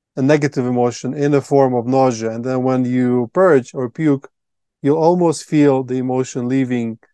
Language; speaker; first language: English; non-native, fluent; Latvian